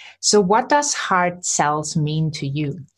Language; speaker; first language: English; non-native, fluent; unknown